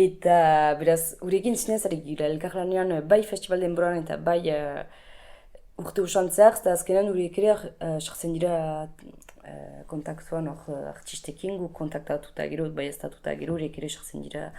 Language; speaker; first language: Basque; native; Basque